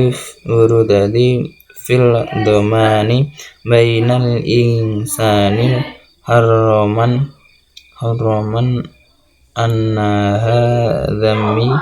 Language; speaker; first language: Arabic; non-native, learner; Indonesian